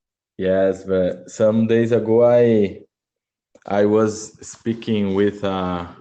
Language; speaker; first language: English; non-native, learner; Portuguese